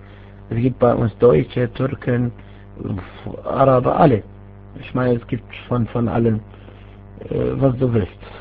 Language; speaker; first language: German; non-native, fluent; Arabic